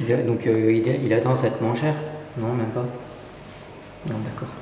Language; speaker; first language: French; non-native, fluent; Japanese